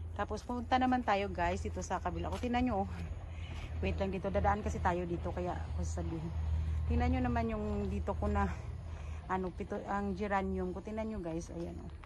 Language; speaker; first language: Filipino; non-native, local second language; Cebuano